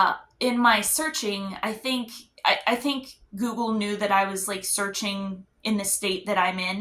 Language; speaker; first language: English; native; English